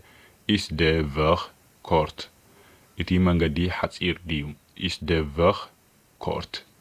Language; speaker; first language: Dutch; non-native, fluent; Tigrinya